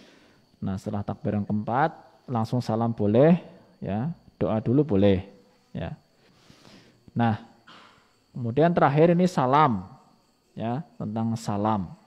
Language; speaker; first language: Indonesian; non-native, local second language; Javanese